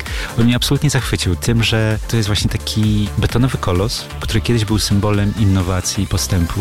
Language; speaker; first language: Polish; native; Polish